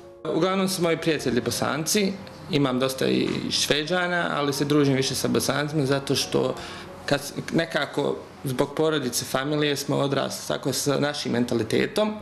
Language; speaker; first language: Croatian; early bilingual, heritage; Bosnian